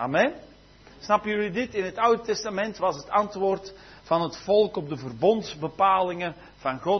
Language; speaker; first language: Dutch; native; Dutch